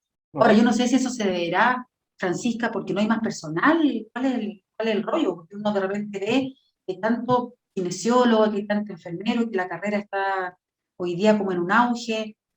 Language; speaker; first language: Spanish; native; Spanish